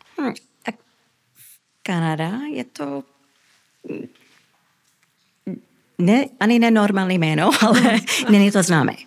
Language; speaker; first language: Czech; early bilingual, heritage; Czech